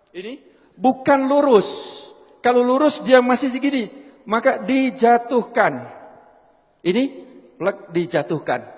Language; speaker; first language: Indonesian; native; Indonesian